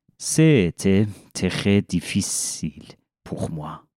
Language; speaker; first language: French; non-native, learner; Persian